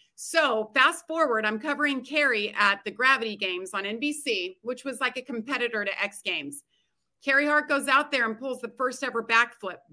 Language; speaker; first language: English; native; English